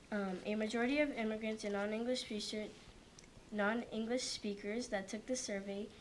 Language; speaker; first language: English; early bilingual, other home language; Portuguese